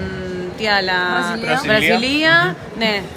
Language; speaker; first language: Greek; early bilingual, heritage; Greek